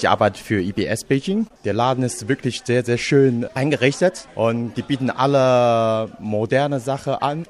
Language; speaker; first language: German; non-native, learner; Chinese